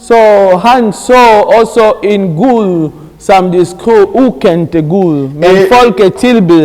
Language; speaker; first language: Danish; non-native, learner; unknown